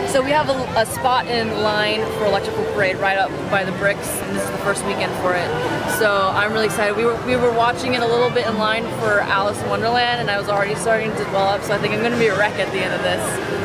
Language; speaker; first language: English; native; English